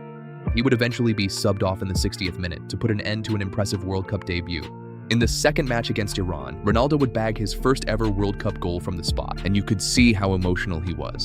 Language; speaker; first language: English; native; English